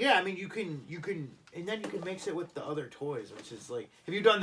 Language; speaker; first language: English; native; English